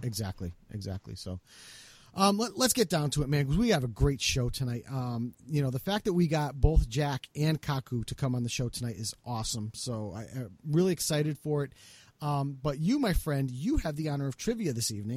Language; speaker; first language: English; native; English